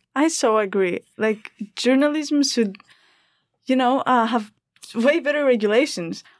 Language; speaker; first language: English; non-native, fluent; Greek